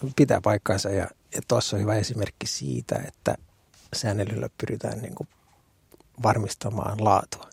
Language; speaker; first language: Finnish; non-native, local second language; Swedish